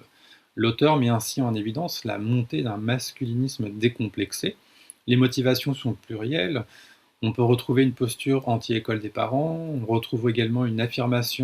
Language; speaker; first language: French; native; French